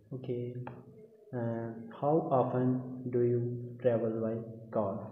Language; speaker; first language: English; non-native, learner; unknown